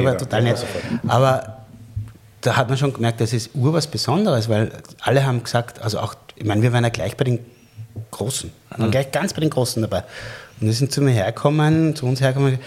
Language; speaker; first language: German; native; German